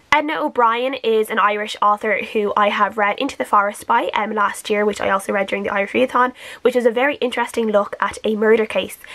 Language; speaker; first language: English; native; English